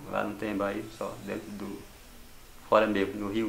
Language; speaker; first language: Portuguese; non-native, local second language; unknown